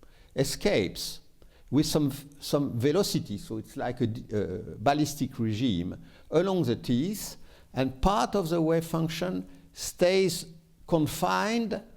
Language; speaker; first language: English; non-native, fluent; French